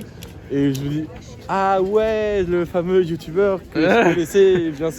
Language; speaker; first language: French; native; French